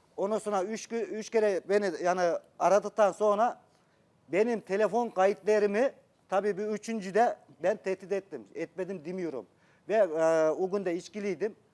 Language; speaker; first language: Turkish; native; Turkish